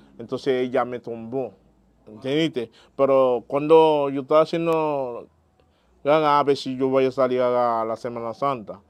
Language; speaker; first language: Spanish; non-native, learner; Haitian Creole